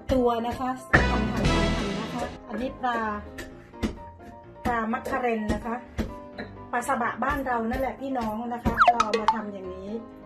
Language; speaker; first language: Thai; native; Thai